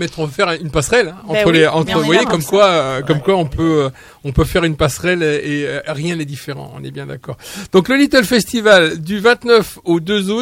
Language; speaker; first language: French; native; French